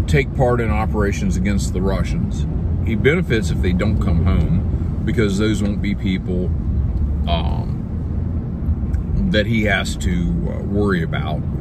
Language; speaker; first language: English; native; English